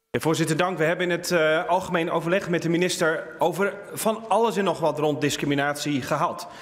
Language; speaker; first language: Dutch; native; Dutch